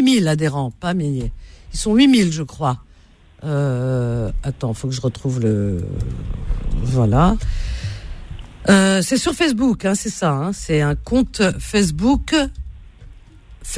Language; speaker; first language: French; native; French